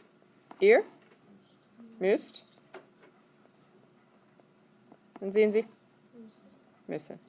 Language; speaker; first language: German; non-native, fluent; English